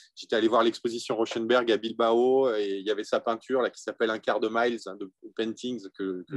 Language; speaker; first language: French; native; French